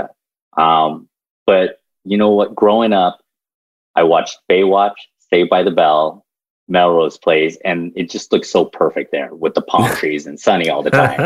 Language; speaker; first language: English; native; English